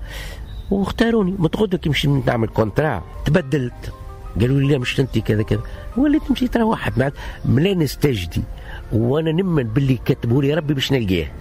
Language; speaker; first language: Arabic; native; Arabic